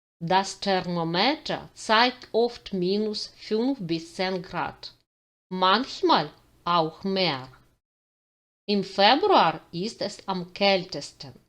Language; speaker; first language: German; non-native, fluent; Ukrainian